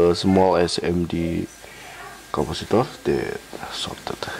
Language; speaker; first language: English; non-native, learner; Javanese